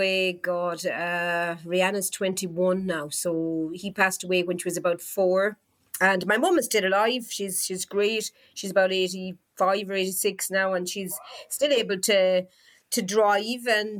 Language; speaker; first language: English; native; English